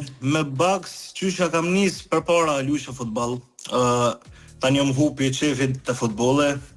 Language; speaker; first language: Albanian; early bilingual, heritage; Albanian